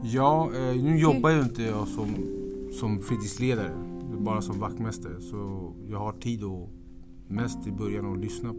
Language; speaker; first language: Swedish; non-native, fluent; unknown